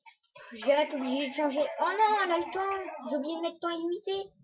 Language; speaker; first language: French; native; French